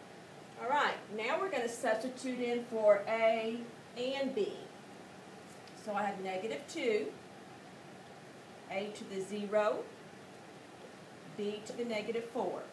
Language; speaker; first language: English; native; English